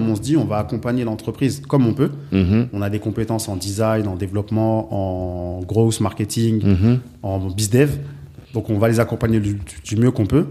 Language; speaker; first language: French; native; French